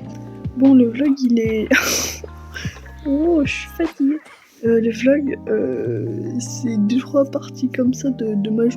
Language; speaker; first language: French; native; French